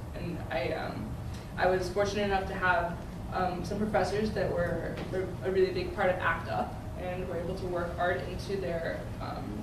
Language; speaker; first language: English; native; English